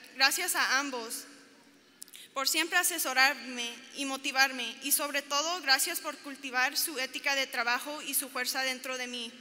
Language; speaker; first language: Spanish; early bilingual, other home language; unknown